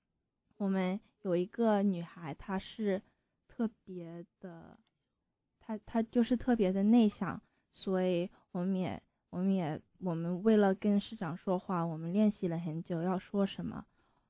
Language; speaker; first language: Chinese; early bilingual, heritage; Chinese